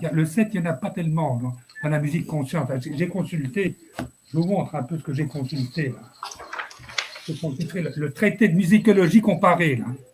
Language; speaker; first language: French; native; French